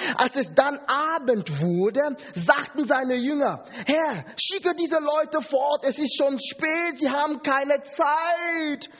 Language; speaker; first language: German; non-native, fluent; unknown